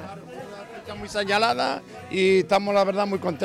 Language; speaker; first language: Spanish; native; Spanish